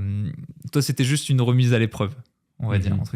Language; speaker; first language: French; native; French